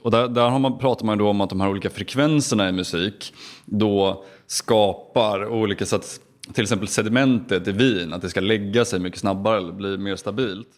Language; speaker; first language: Swedish; native; Swedish